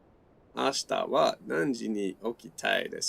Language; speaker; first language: Japanese; non-native, learner; English